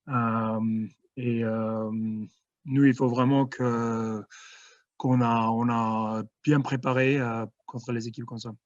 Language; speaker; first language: French; non-native, fluent; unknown